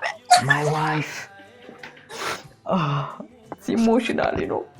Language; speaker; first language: English; non-native, learner; Amharic